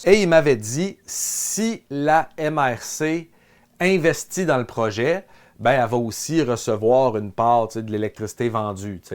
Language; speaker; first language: French; native; French